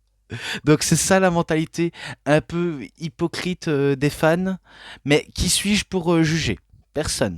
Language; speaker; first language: French; native; French